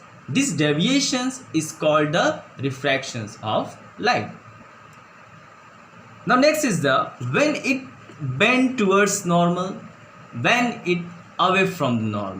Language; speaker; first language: English; non-native, local second language; Hindi